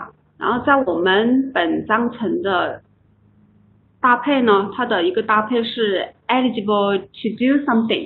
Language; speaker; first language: Chinese; native; Chinese